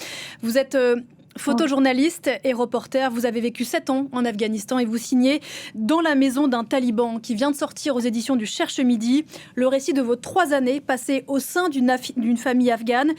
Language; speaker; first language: French; native; French